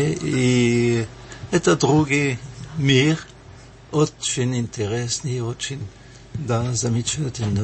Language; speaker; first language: Russian; non-native, learner; French